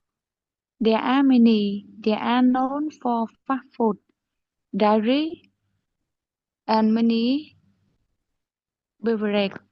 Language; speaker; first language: English; non-native, learner; Khmer